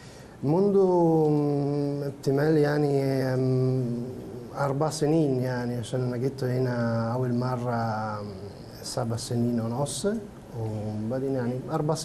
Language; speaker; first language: Arabic; non-native, learner; Italian